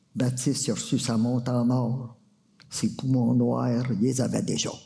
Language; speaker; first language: French; native; French